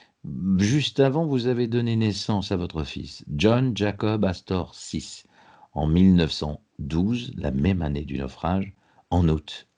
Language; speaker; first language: French; native; French